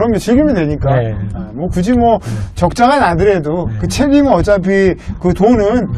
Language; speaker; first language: Korean; native; Korean